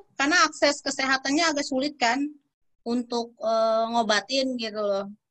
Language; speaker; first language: Indonesian; native; Indonesian